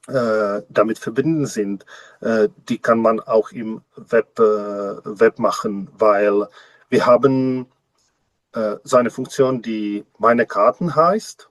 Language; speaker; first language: German; non-native, learner; Czech